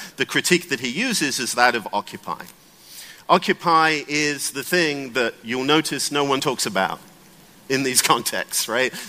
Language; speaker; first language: English; native; English